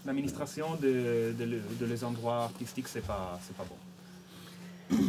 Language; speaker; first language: French; non-native, fluent; Italian